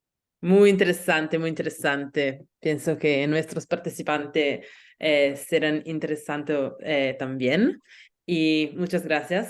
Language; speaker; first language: Spanish; non-native, learner; Italian